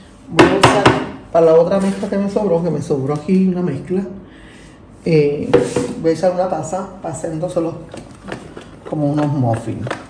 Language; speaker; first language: Spanish; native; Spanish